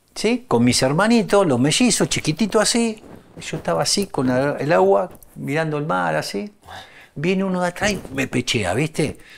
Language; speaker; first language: Spanish; native; Spanish